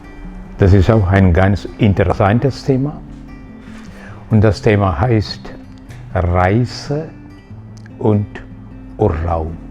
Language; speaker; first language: German; non-native, fluent; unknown